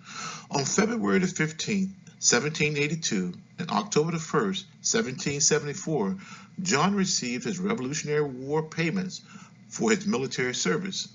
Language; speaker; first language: English; native; English